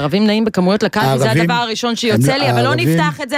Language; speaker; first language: Hebrew; native; Hebrew